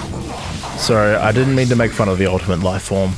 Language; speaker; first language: English; native; English